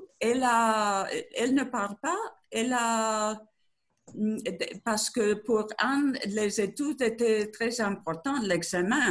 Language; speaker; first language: French; non-native, learner; Spanish